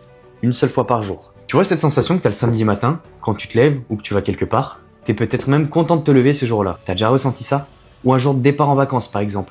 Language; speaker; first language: French; native; French